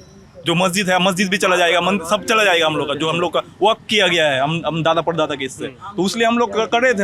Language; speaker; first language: Hindi; non-native, local second language; Bangla